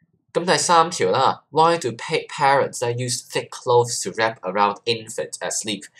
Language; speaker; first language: English; non-native, local second language; Cantonese